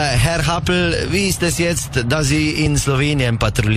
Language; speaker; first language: German; non-native, learner; Slovenian